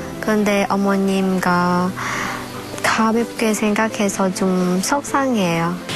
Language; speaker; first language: Korean; non-native, learner; Vietnamese